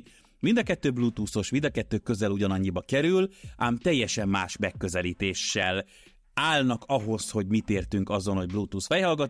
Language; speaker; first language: Hungarian; native; Hungarian